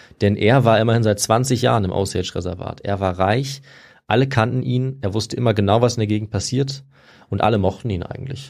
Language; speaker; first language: German; native; German